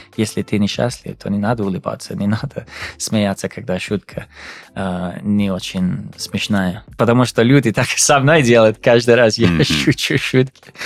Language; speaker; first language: Russian; non-native, fluent; English